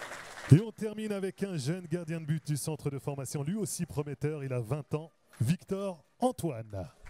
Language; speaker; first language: French; native; French